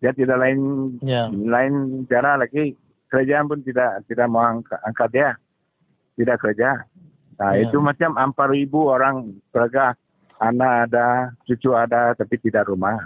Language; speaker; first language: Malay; non-native, local second language; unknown